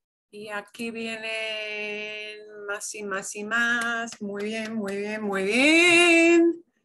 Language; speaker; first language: Spanish; non-native, fluent; English